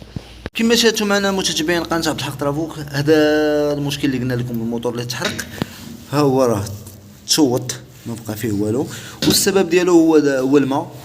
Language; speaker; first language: Arabic; native; Arabic